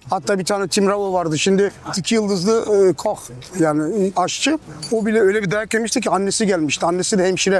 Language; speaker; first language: Turkish; early bilingual, heritage; Turkish